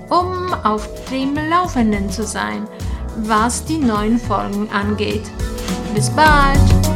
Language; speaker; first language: German; non-native, fluent; Polish